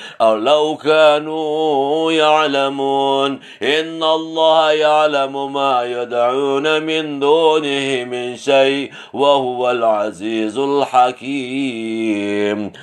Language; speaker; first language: Arabic; non-native, learner; Indonesian